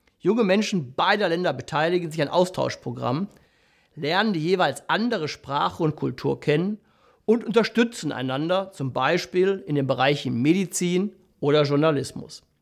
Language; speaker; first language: German; native; German